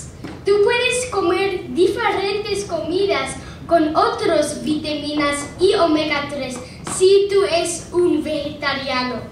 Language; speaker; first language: Spanish; non-native, learner; English